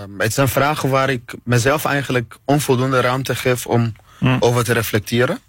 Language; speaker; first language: Dutch; non-native, fluent; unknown